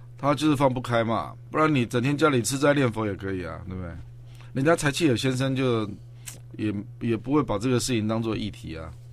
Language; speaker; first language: Chinese; native; Chinese